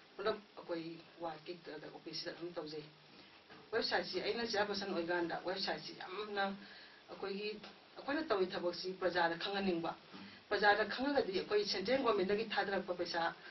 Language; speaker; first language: Manipuri; native; Manipuri